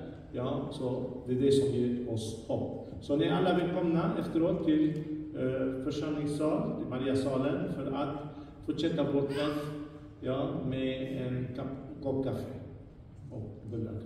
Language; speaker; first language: Swedish; non-native, fluent; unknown